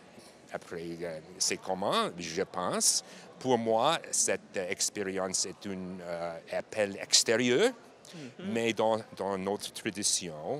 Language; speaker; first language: French; non-native, learner; English